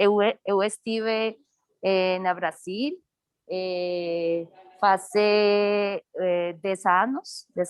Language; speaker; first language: Portuguese; non-native, learner; Spanish